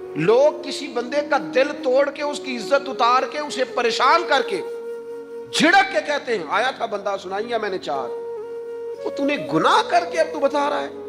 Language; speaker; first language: Urdu; non-native, local second language; Punjabi